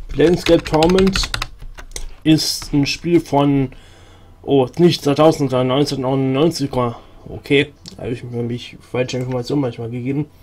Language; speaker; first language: German; native; German